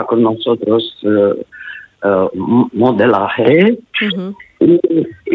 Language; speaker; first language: Spanish; non-native, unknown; Romanian